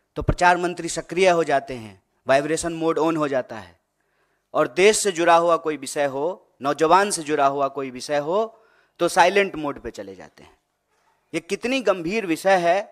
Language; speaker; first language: Hindi; native; Hindi